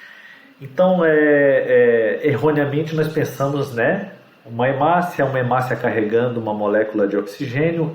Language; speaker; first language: Portuguese; native; Portuguese